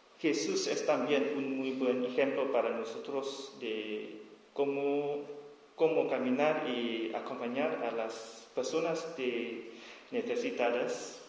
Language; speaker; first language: Spanish; non-native, learner; S'gaw Karen